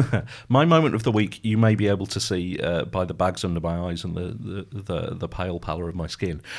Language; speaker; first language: English; native; English